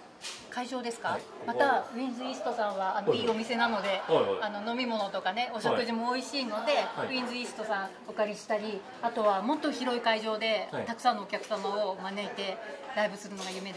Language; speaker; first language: Japanese; native; Japanese